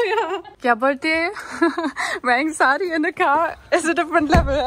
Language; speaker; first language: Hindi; non-native, learner; German